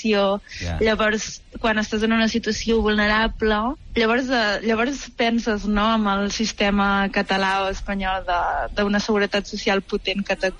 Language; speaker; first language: Catalan; native; Catalan